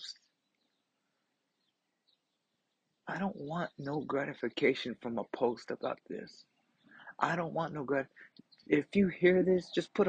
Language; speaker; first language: English; native; English